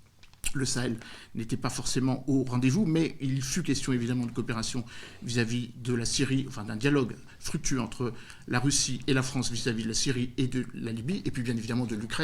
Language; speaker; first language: French; native; French